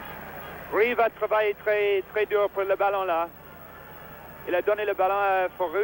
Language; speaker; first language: French; non-native, learner; English